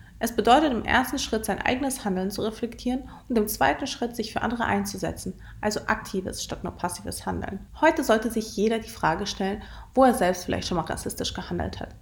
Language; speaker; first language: German; early bilingual, other home language; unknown